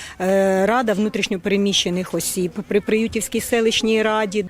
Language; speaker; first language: Ukrainian; native; Ukrainian